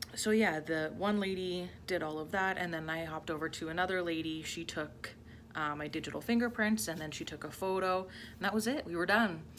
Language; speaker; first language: English; native; English